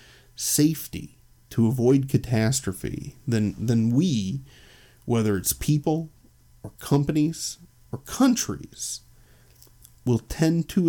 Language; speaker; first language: English; native; English